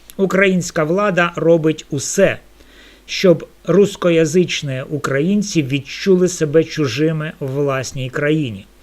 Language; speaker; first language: Ukrainian; non-native, local second language; Russian